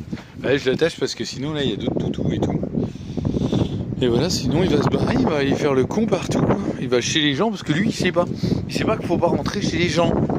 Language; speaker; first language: French; native; French